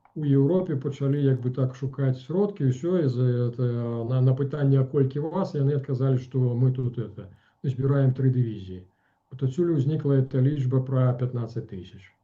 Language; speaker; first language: Belarusian; non-native, local second language; Russian